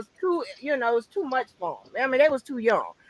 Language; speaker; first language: English; native; English